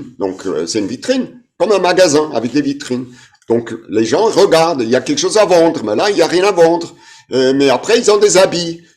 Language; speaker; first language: French; non-native, fluent; German